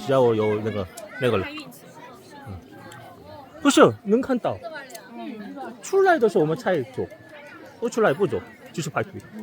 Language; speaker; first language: Chinese; non-native, fluent; Korean